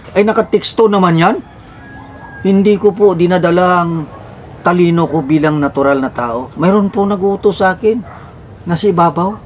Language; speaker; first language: Filipino; non-native, local second language; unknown